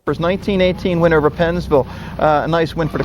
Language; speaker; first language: English; native; English